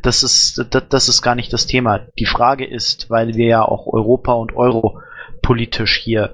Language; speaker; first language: German; native; German